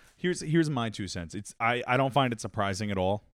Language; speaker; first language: English; native; English